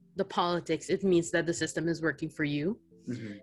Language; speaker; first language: English; non-native, local second language; Filipino